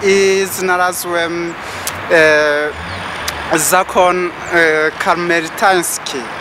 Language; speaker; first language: Polish; non-native, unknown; Rundi